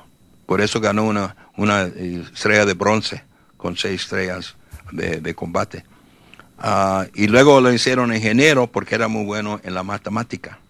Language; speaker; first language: Spanish; early bilingual, heritage; Spanish